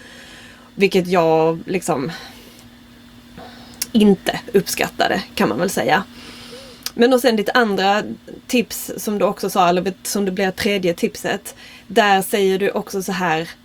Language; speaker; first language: Swedish; native; Swedish